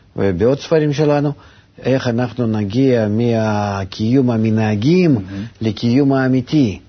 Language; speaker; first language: Hebrew; non-native, fluent; Russian